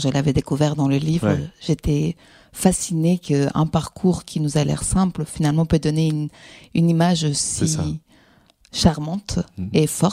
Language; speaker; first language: French; non-native, fluent; Greek